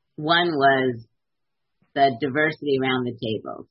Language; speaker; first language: English; native; English